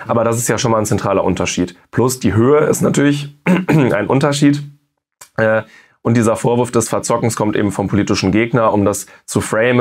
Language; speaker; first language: German; native; German